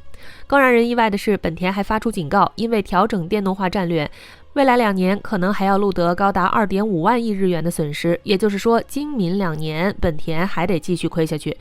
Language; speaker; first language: Chinese; native; Chinese